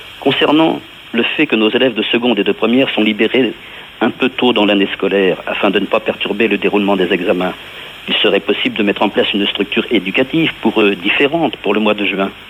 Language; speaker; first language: French; native; French